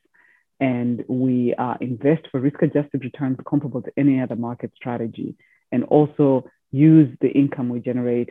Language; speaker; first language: English; non-native, local second language; Shona